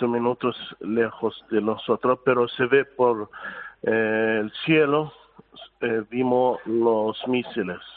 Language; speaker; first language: Spanish; non-native, fluent; Arabic